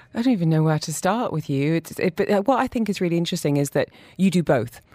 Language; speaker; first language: English; native; English